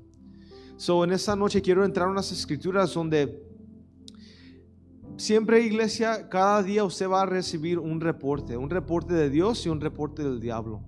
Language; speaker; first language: Spanish; early bilingual, heritage; Spanish